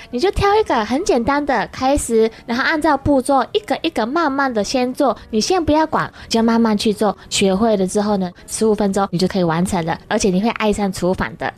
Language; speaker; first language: Chinese; non-native, fluent; Japanese